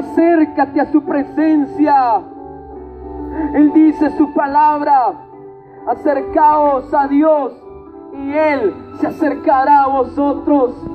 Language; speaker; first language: Spanish; native; Spanish